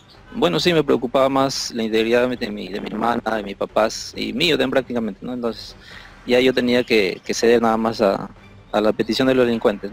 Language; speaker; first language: Spanish; native; Spanish